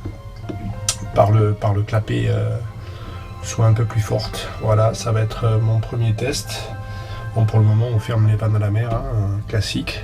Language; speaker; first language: French; native; French